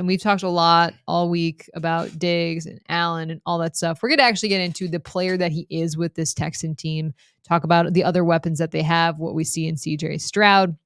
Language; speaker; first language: English; native; English